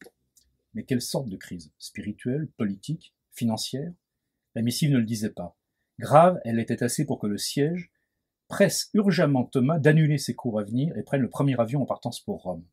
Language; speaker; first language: French; native; French